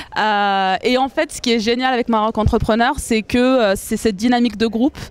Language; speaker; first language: French; non-native, local second language; Arabic